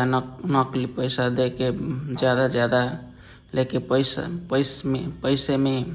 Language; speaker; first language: Hindi; non-native, learner; Nepali